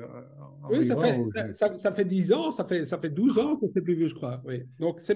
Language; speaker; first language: French; native; French